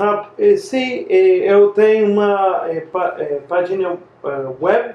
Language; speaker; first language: Portuguese; non-native, fluent; Spanish